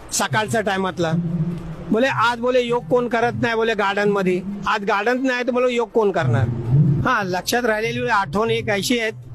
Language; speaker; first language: Marathi; non-native, local second language; Urdu